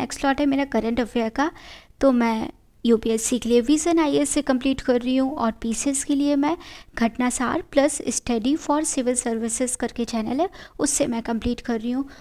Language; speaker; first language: Hindi; native; Hindi